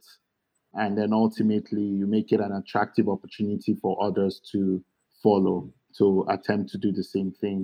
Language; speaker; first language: English; non-native, local second language; Yoruba